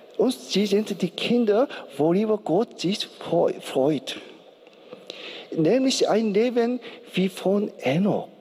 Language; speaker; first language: German; non-native, learner; Korean